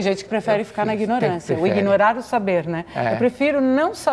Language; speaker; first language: Portuguese; native; Portuguese